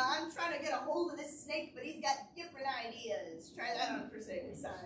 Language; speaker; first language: English; native; English